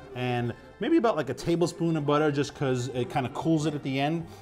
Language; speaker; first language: English; native; English